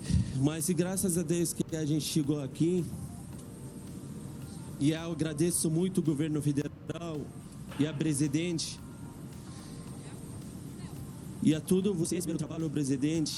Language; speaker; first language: Portuguese; non-native, fluent; Arabic